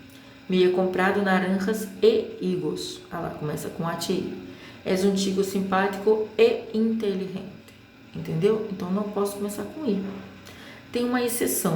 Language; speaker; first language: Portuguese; native; Portuguese